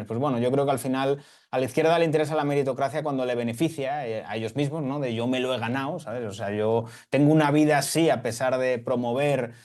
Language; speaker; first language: Spanish; native; Spanish